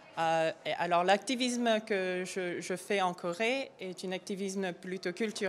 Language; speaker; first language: French; non-native, fluent; Korean